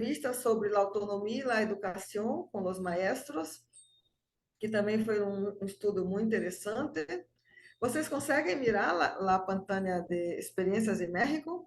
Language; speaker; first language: Portuguese; non-native, fluent; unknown